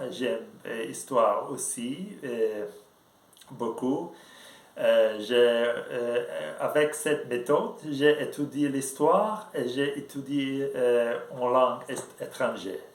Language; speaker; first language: French; non-native, learner; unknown